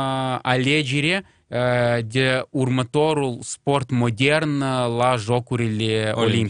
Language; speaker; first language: Romanian; non-native, local second language; Russian